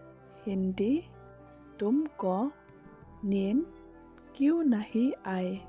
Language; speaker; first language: Hindi; non-native, local second language; Khasi